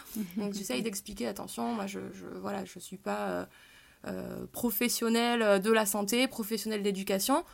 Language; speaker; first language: French; native; French